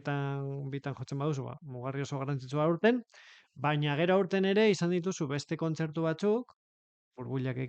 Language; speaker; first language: Basque; native; Basque